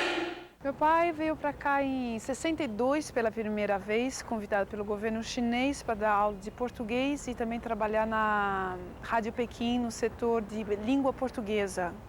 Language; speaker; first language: Portuguese; early bilingual, heritage; Portuguese